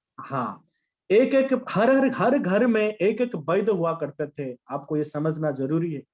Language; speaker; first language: Hindi; non-native, local second language; Bangla